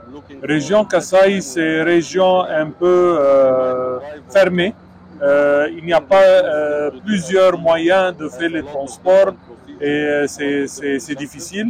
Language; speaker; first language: French; non-native, learner; Arabic